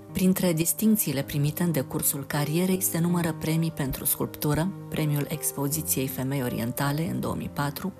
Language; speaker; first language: Romanian; native; Romanian